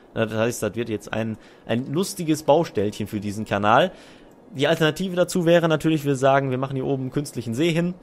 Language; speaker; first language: German; native; German